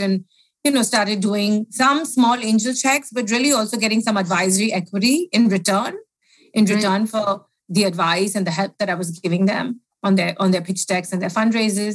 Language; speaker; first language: English; non-native, local second language; Hindi